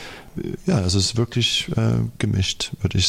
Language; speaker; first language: German; non-native, fluent; English